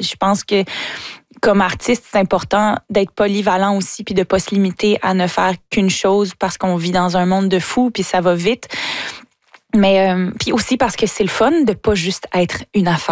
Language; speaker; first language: French; native; French